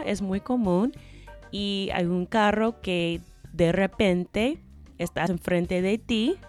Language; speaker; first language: Spanish; non-native, fluent; English